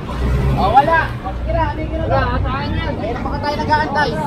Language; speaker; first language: Filipino; native; Filipino